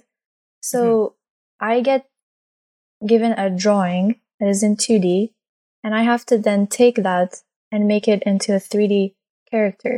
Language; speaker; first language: English; non-native, fluent; French